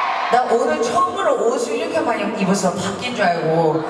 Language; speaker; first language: Korean; early bilingual, heritage; Korean